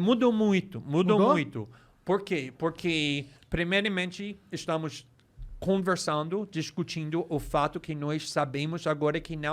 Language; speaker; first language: Portuguese; non-native, fluent; English